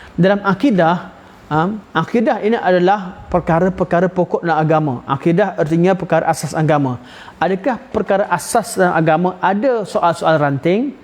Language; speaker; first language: Malay; native; Malay